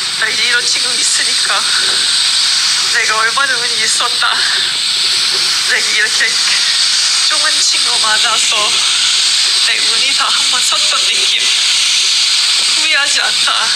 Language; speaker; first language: Korean; non-native, learner; English